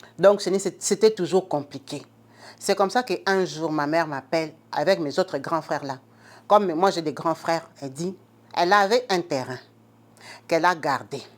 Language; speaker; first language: French; non-native, local second language; Lingala